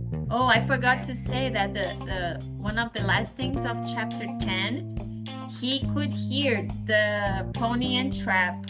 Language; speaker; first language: English; non-native, fluent; Portuguese